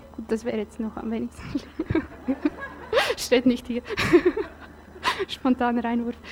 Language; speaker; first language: German; native; German